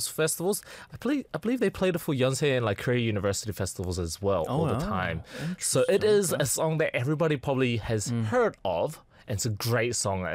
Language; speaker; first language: English; native; English